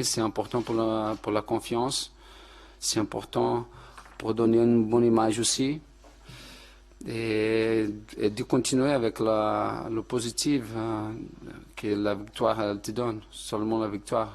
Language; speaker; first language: French; non-native, fluent; Portuguese